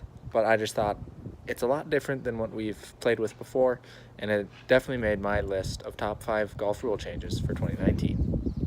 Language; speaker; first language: English; native; English